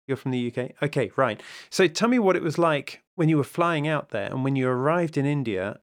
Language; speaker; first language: English; native; English